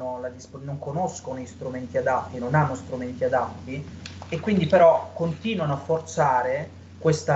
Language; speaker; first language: Italian; native; Italian